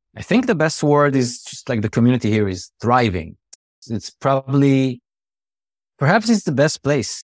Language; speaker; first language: English; non-native, fluent; Hebrew